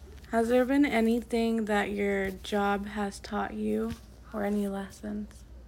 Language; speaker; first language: English; early bilingual, other home language; Spanish